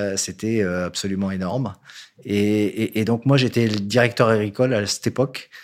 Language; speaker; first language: French; native; French